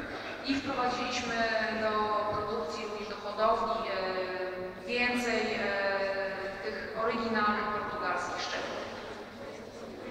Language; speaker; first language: Polish; native; Polish